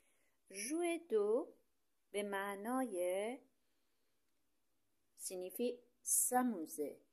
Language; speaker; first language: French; non-native, fluent; Persian